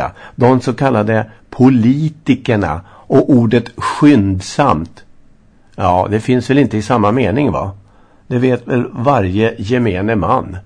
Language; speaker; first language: Swedish; native; Swedish